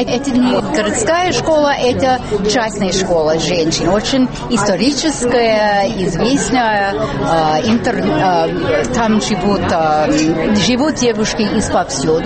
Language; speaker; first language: Russian; non-native, learner; English